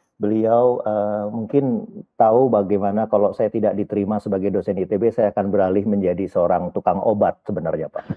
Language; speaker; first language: Indonesian; native; Indonesian